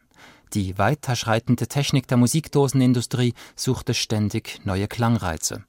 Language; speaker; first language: German; native; German